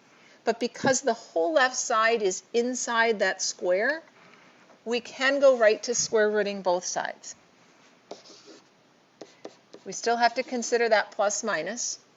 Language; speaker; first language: English; native; English